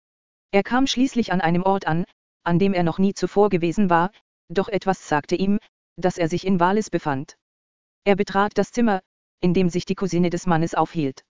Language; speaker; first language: German; native; German